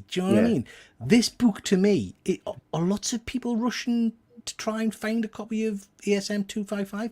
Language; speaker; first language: English; native; English